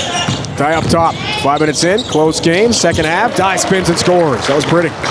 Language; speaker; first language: English; native; English